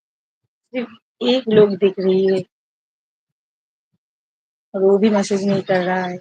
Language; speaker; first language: Hindi; non-native, local second language; Bangla